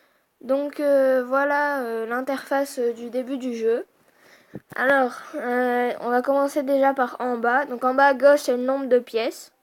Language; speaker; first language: French; native; French